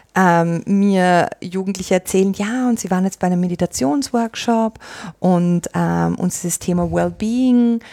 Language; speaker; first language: German; native; German